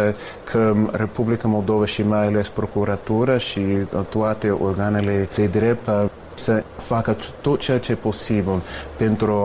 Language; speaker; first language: Romanian; non-native, fluent; English